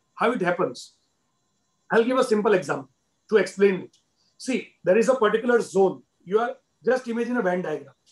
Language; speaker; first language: English; non-native, local second language; Gujarati